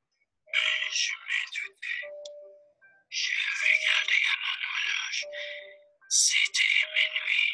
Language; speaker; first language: French; non-native, learner; English